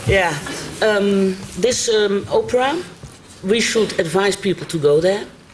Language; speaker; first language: English; non-native, fluent; Dutch